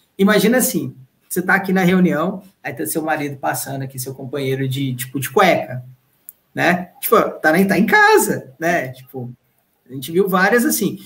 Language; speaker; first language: Portuguese; native; Portuguese